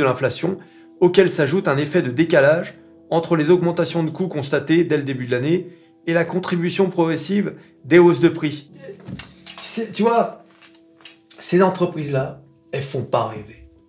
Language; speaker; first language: French; native; French